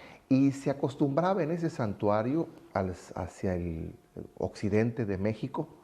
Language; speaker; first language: Spanish; native; Spanish